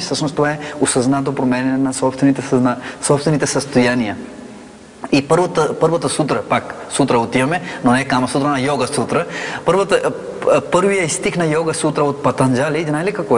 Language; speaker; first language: Bulgarian; non-native, fluent; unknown